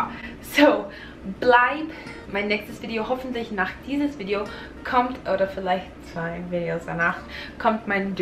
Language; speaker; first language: German; non-native, fluent; English